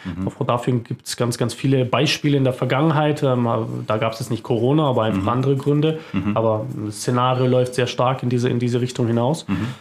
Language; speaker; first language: German; early bilingual, other home language; Croatian